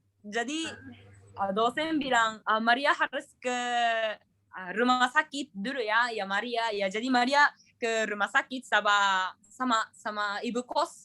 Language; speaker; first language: Indonesian; non-native, learner; Japanese